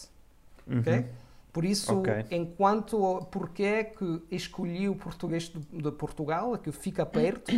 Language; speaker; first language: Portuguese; non-native, learner; Italian